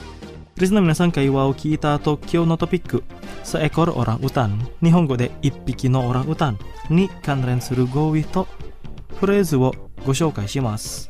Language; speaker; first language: Japanese; non-native, fluent; Indonesian